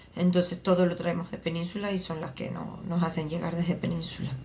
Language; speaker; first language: Spanish; native; Spanish